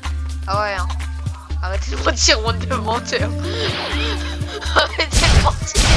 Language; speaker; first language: French; native; French